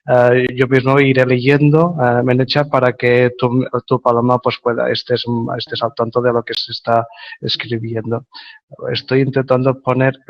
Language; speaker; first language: Spanish; native; Spanish